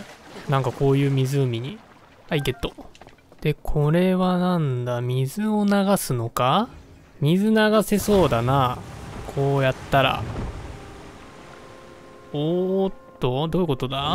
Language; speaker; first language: Japanese; native; Japanese